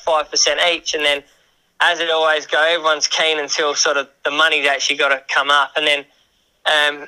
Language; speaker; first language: English; native; English